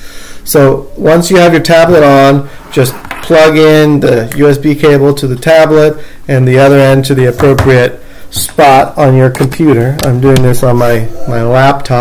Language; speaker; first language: English; native; English